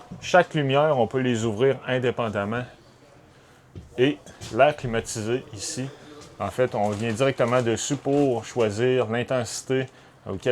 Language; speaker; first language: French; native; French